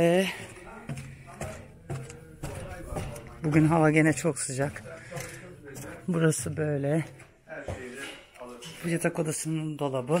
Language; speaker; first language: Turkish; early bilingual, heritage; Turkish